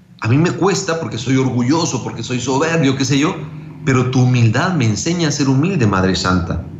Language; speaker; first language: Spanish; native; Spanish